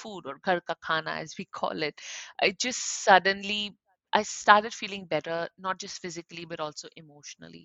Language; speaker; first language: English; non-native, local second language; Punjabi